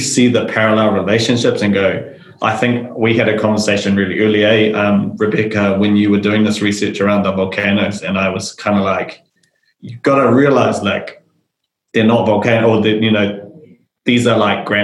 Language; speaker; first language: English; native; English